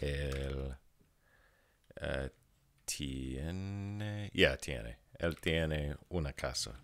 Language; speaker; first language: Spanish; non-native, learner; English